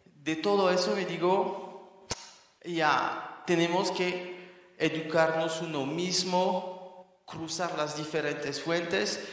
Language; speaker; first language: Spanish; non-native, fluent; French